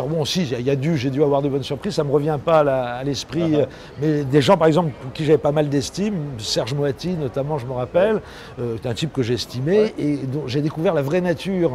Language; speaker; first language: French; native; French